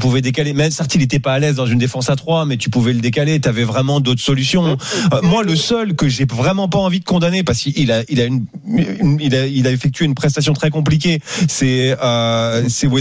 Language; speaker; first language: French; native; French